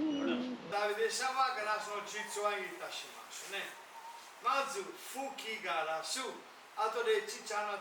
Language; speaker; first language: Japanese; non-native, learner; Italian